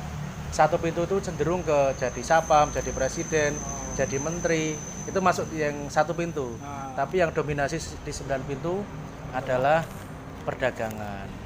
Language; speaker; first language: Indonesian; native; Indonesian